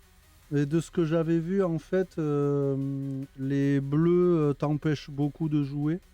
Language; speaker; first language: French; native; French